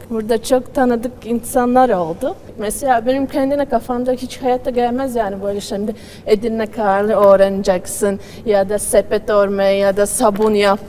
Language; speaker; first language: Turkish; non-native, learner; Latvian